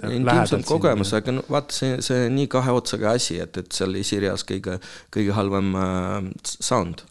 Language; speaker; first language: Estonian; non-native, local second language; Russian